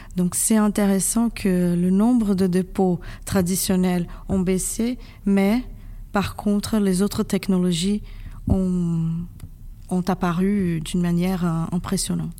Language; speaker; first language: French; non-native, fluent; Portuguese